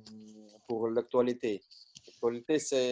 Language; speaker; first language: French; non-native, learner; Russian